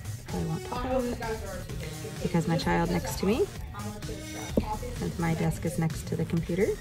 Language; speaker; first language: English; native; English